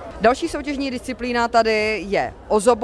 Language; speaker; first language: Czech; native; Czech